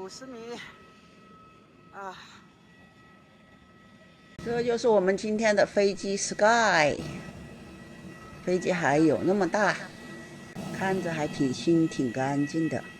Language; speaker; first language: Chinese; native; Chinese